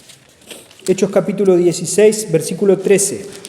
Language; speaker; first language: Spanish; native; Spanish